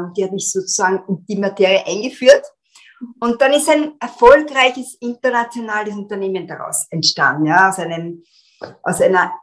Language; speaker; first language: German; native; German